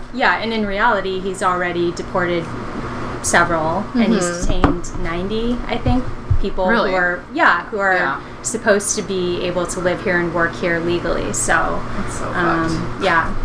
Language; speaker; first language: English; native; English